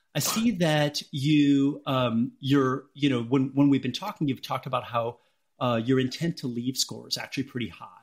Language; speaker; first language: English; native; English